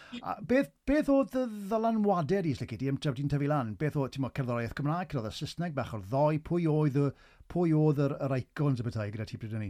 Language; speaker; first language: Welsh; native; Welsh